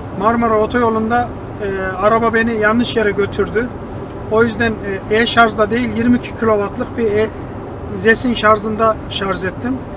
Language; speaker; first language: Turkish; native; Turkish